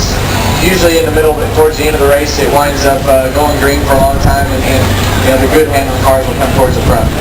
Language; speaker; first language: English; native; English